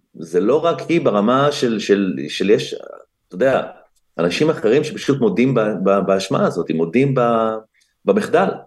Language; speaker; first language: Hebrew; native; Hebrew